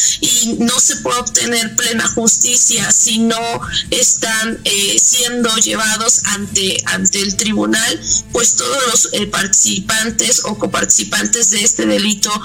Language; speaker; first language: Spanish; native; Spanish